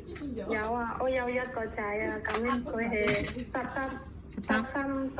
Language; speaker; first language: Cantonese; non-native, fluent; Indonesian